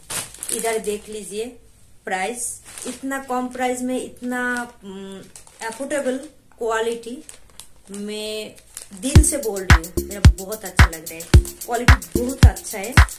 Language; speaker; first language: Hindi; non-native, local second language; Bangla